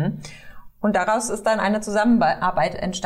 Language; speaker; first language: German; native; German